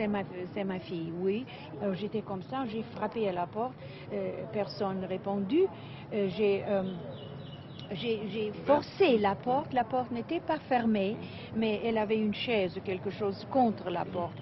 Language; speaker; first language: French; non-native, fluent; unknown